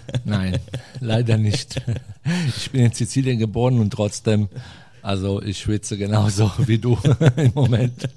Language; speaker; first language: German; non-native, fluent; Italian